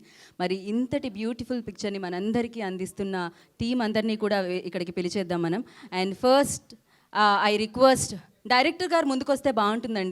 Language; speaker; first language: Telugu; native; Telugu